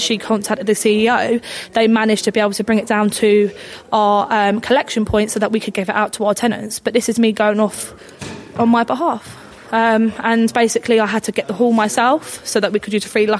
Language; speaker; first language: English; native; English